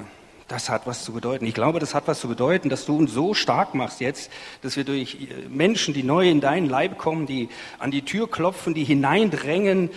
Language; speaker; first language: German; native; German